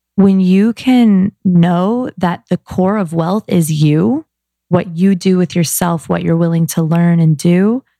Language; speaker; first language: English; native; English